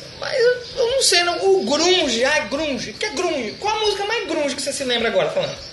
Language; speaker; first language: Portuguese; native; Portuguese